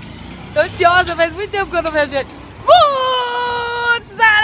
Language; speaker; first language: Portuguese; native; Portuguese